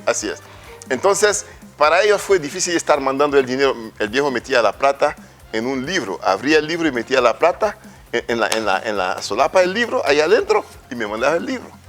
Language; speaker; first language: Spanish; non-native, fluent; French